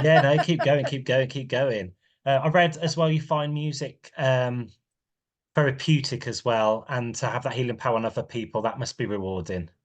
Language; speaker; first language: English; native; English